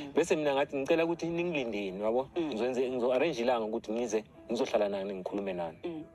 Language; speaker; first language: Zulu; native; Zulu